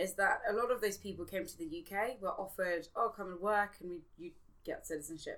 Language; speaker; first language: English; native; English